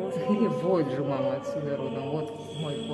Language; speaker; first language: Russian; native; Russian